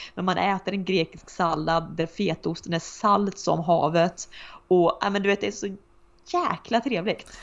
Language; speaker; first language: Swedish; native; Swedish